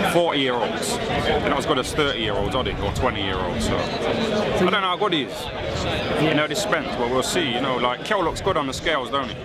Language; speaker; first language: English; native; English